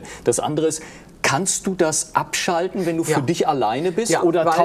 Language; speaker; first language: German; native; German